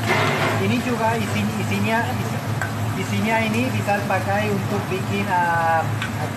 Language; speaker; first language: Indonesian; non-native, learner; Spanish